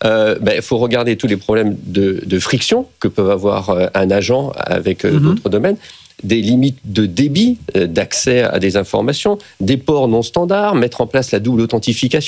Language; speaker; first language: French; native; French